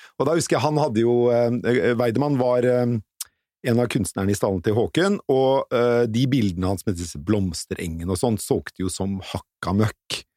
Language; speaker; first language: Norwegian; native; Norwegian